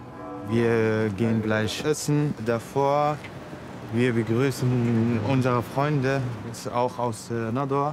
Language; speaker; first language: German; non-native, learner; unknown